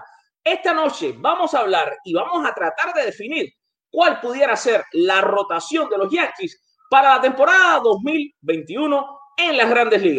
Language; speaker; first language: Spanish; native; Spanish